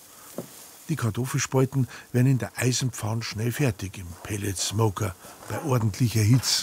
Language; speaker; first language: German; native; German